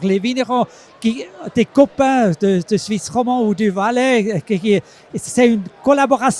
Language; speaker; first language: French; non-native, local second language; German